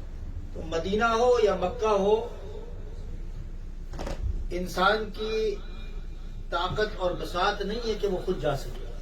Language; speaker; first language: Urdu; native; Urdu